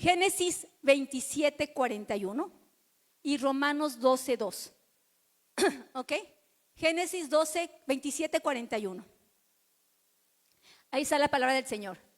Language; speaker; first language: Spanish; native; Spanish